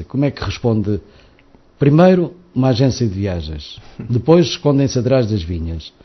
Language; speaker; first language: Portuguese; native; Portuguese